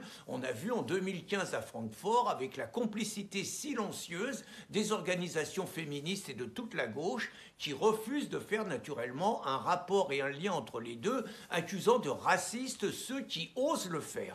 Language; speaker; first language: French; native; French